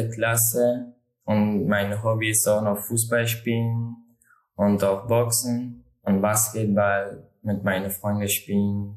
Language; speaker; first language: German; non-native, learner; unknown